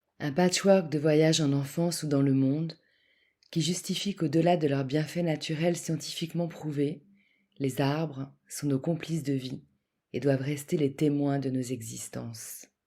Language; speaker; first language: French; native; French